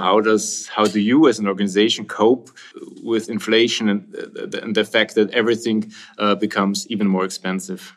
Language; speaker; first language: English; non-native, fluent; German